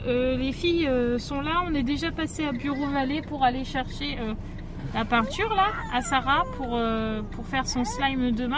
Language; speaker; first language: French; native; French